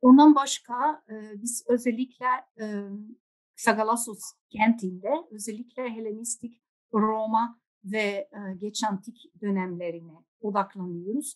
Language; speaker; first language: Turkish; non-native, fluent; Dutch